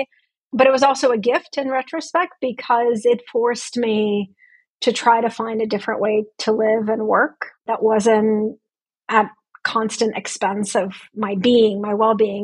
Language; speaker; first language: English; non-native, fluent; Russian